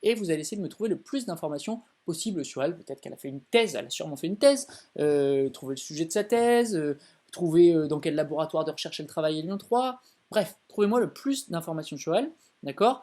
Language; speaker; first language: French; native; French